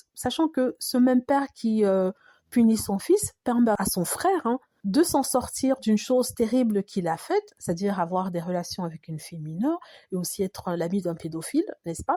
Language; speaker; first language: French; native; French